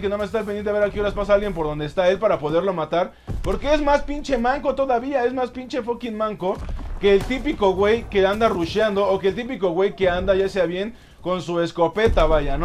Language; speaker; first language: Spanish; native; Spanish